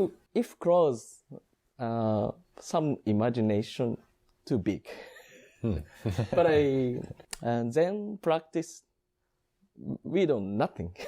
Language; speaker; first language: English; non-native, learner; Japanese